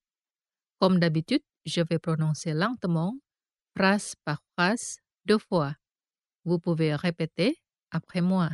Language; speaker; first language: French; non-native, fluent; Indonesian